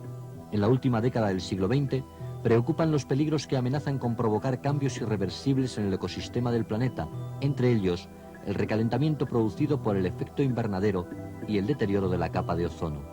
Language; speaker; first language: Spanish; native; Spanish